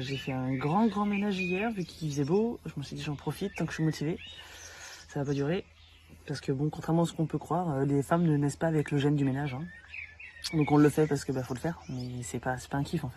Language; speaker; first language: French; native; French